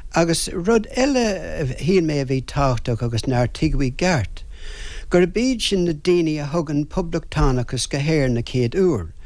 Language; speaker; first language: Irish; non-native, local second language; English